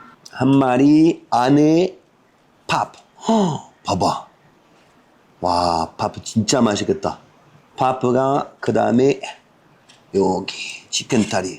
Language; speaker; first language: Korean; non-native, fluent; French